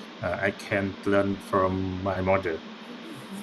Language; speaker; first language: English; non-native, learner; Vietnamese